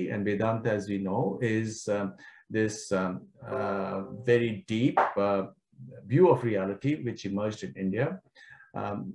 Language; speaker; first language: English; non-native, local second language; Kashmiri